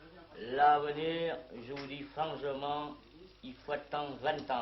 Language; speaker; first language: French; non-native, local second language; Vietnamese